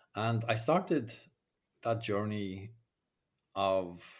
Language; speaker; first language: English; native; English